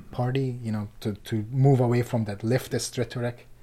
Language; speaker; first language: English; non-native, fluent; Persian